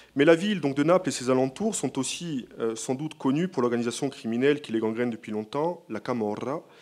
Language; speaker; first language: French; native; French